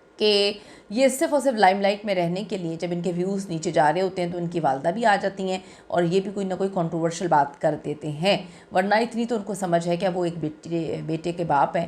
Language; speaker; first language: Urdu; native; Urdu